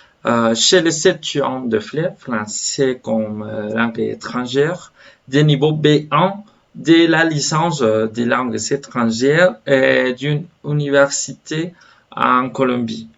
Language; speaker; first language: French; non-native, fluent; Spanish